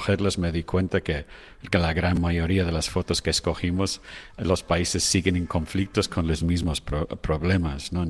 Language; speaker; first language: Spanish; non-native, fluent; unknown